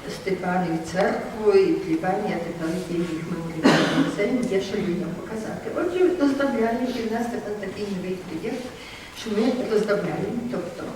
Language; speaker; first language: Ukrainian; native; Ukrainian